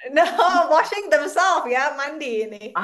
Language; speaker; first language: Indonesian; native; Indonesian